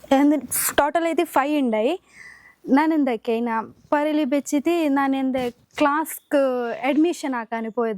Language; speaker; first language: Malayalam; non-native, local second language; Hindi